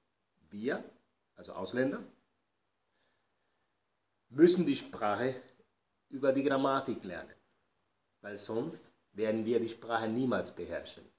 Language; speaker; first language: German; non-native, fluent; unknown